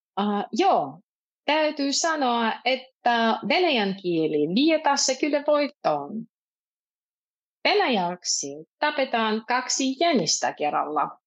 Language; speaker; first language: Finnish; non-native, fluent; Russian